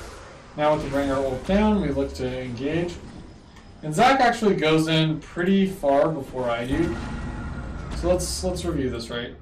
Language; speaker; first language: English; native; English